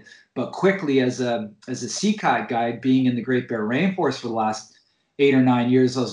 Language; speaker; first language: English; native; English